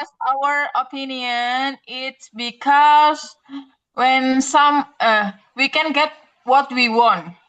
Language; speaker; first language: English; non-native, learner; Indonesian